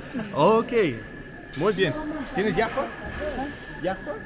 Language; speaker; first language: Spanish; non-native, learner; Danish